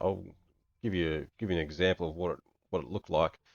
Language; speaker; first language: English; native; English